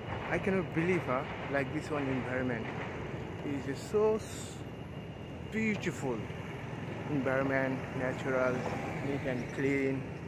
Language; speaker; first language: English; non-native, local second language; Bangla